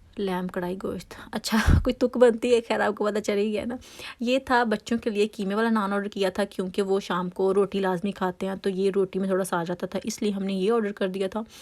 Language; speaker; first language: Urdu; native; Urdu